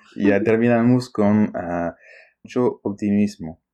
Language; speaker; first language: Spanish; non-native, fluent; French